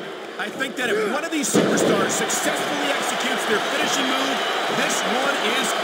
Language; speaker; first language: English; native; English